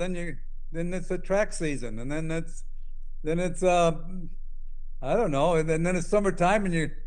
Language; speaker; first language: English; native; English